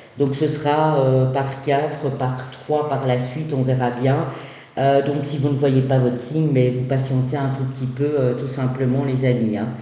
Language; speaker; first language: French; native; French